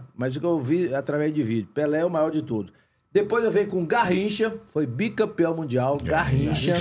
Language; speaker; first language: Portuguese; native; Portuguese